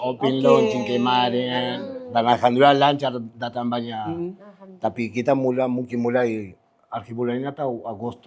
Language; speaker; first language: Indonesian; non-native, fluent; Spanish